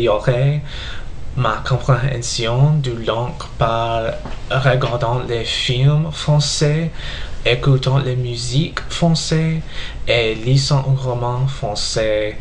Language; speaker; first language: French; non-native, learner; English